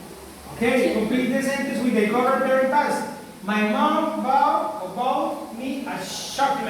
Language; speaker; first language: English; non-native, learner; Spanish